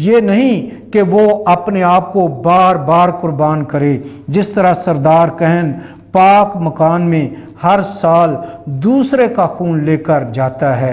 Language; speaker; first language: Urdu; non-native, local second language; Punjabi